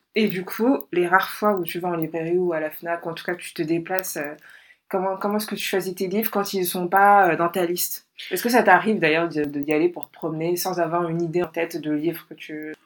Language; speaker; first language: French; native; French